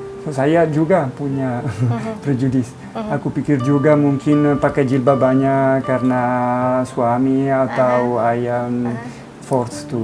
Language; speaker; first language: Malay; non-native, learner; Italian